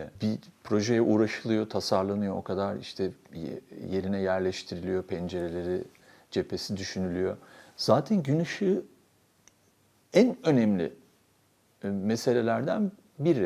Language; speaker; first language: Turkish; native; Turkish